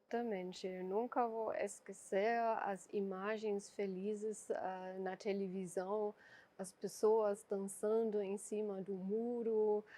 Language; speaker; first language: Portuguese; non-native, fluent; German